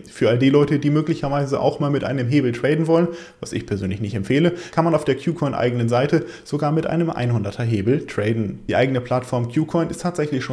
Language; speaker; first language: German; native; German